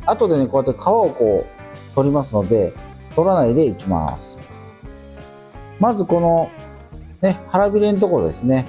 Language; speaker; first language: Japanese; native; Japanese